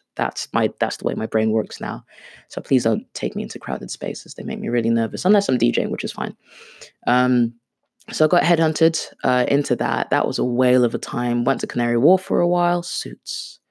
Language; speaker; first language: English; non-native, local second language; Swahili